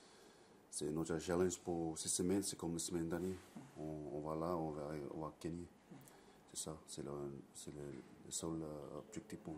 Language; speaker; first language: French; non-native, learner; English